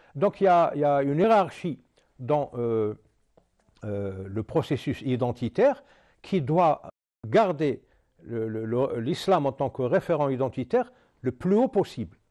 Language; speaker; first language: French; non-native, local second language; Arabic